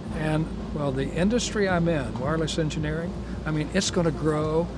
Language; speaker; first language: English; native; English